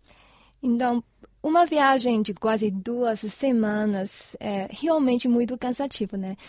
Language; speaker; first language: Portuguese; non-native, fluent; Chinese